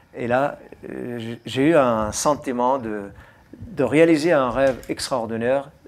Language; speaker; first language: French; non-native, fluent; Arabic